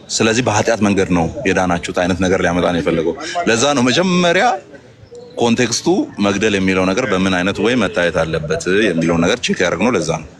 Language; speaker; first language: Amharic; non-native, local second language; Oromo